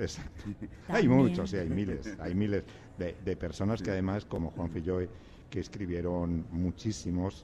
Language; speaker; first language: Spanish; native; Spanish